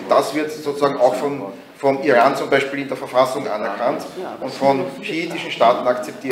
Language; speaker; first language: German; native; German